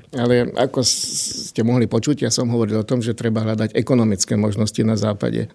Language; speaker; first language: Slovak; non-native, local second language; Hungarian